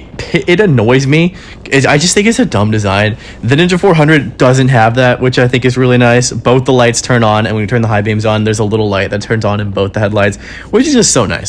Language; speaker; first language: English; native; English